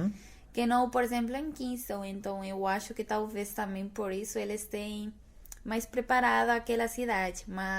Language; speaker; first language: Portuguese; non-native, fluent; Spanish